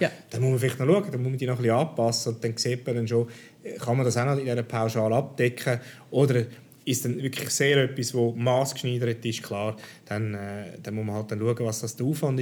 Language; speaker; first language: German; native; German